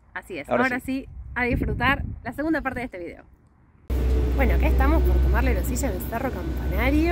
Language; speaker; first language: Spanish; native; Spanish